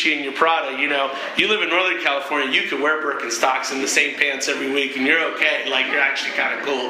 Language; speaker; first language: English; native; English